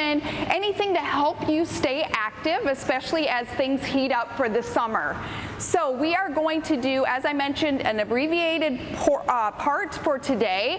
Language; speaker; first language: English; native; English